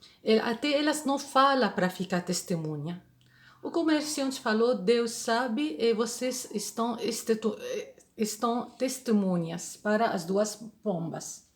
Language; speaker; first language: Portuguese; non-native, fluent; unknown